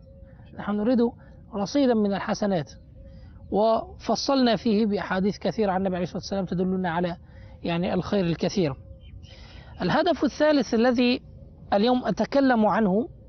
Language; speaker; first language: Arabic; native; Arabic